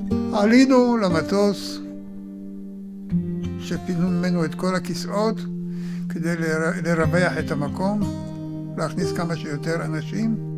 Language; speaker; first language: Hebrew; early bilingual, other home language; Arabic